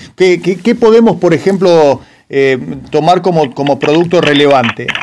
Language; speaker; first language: Spanish; native; Spanish